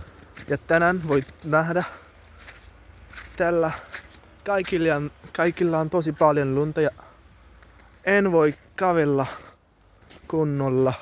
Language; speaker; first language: Finnish; non-native, learner; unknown